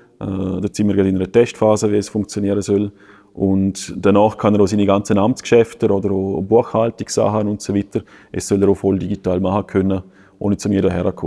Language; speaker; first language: German; native; German